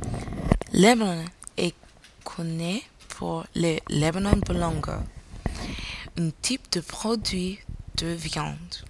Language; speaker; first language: French; non-native, learner; English